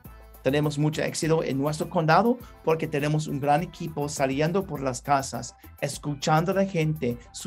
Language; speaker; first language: Spanish; non-native, learner; English